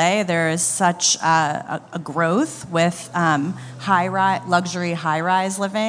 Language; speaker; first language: English; native; English